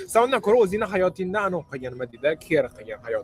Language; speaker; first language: Uzbek; non-native, local second language; Kara-Kalpak